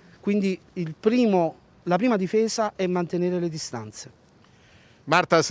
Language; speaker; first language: Italian; native; Italian